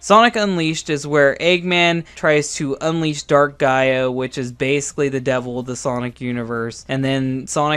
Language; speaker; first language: English; native; English